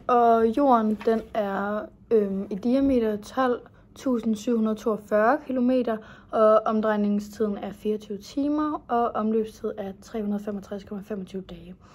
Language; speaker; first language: Danish; native; Danish